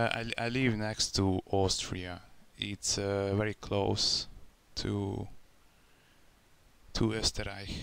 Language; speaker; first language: English; non-native, learner; Hungarian